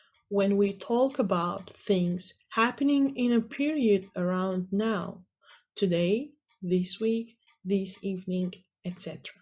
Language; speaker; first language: English; non-native, fluent; Azerbaijani